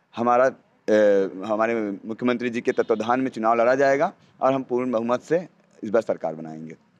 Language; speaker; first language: Hindi; native; Hindi